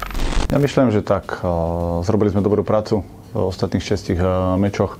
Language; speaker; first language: Polish; non-native, learner; Slovak